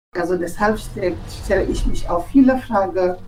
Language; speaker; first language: German; non-native, fluent; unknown